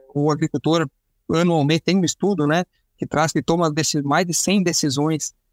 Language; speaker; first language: Portuguese; native; Portuguese